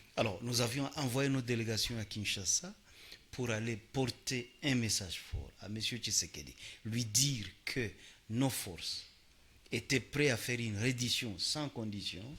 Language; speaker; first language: French; non-native, local second language; Swahili